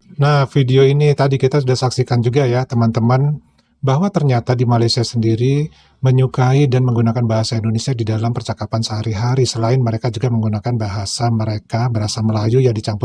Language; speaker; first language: Indonesian; native; Indonesian